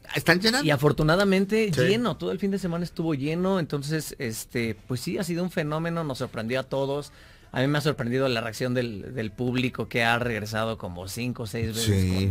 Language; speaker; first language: Spanish; native; Spanish